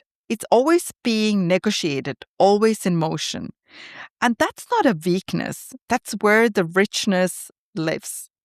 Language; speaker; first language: English; non-native, fluent; Tamil